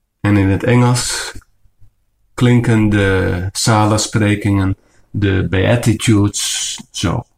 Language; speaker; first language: Dutch; non-native, local second language; Western Frisian